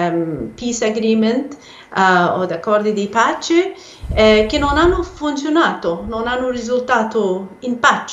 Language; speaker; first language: Italian; non-native, fluent; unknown